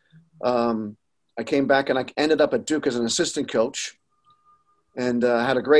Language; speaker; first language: English; native; English